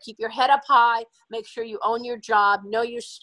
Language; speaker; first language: English; native; English